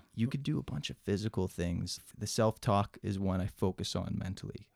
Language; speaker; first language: English; native; English